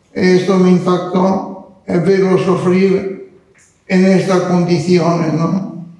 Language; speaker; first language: Spanish; non-native, fluent; Italian